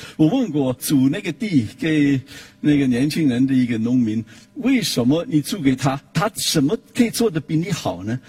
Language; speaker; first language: Chinese; non-native, fluent; German